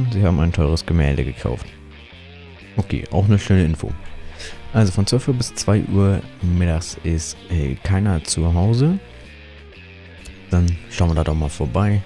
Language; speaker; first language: German; native; German